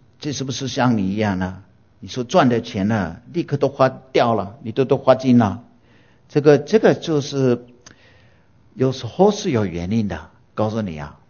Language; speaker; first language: Chinese; non-native, fluent; English